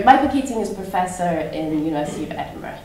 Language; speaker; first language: English; native; English